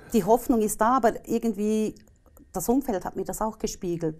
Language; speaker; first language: German; native; German